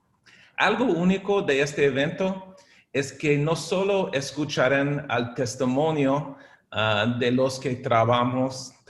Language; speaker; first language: Spanish; non-native, fluent; English